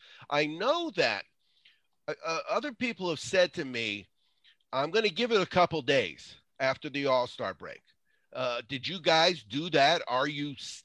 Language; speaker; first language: English; native; English